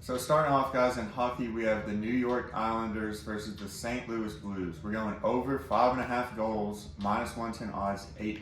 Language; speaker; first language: English; native; English